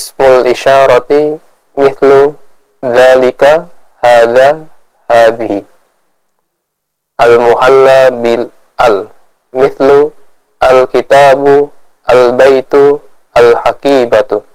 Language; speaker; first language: Arabic; non-native, fluent; Indonesian